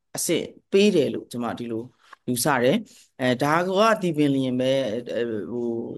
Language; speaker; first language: Burmese; native; Burmese